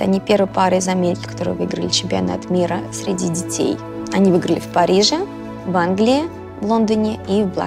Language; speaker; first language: Russian; native; Russian